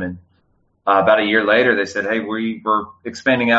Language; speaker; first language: English; native; English